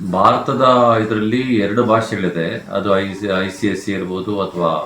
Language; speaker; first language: Kannada; native; Kannada